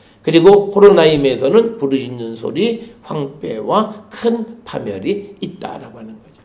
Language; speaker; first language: Korean; native; Korean